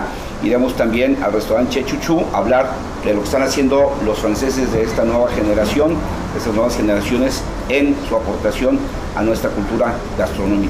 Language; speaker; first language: Spanish; native; Spanish